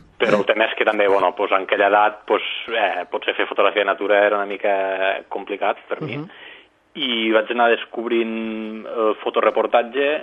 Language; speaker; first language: Catalan; native; Catalan